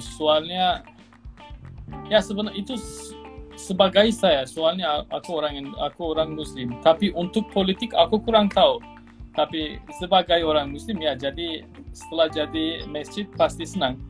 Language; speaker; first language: Indonesian; non-native, fluent; Turkish